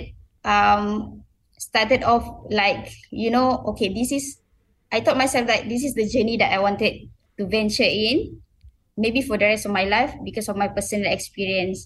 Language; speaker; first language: English; non-native, local second language; Malay